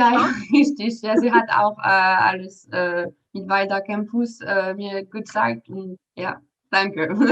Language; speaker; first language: German; non-native, learner; French